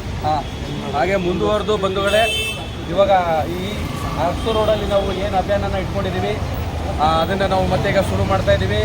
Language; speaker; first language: Kannada; native; Kannada